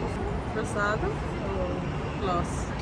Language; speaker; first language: Portuguese; non-native, learner; Spanish